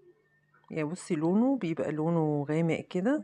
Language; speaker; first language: Arabic; native; Arabic